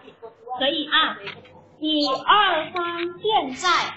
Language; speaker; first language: Chinese; non-native, fluent; Thai